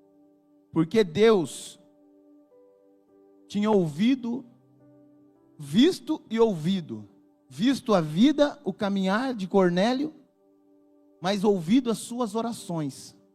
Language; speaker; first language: Portuguese; native; Portuguese